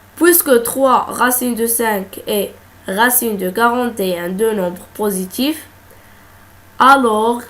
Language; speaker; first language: French; non-native, local second language; Arabic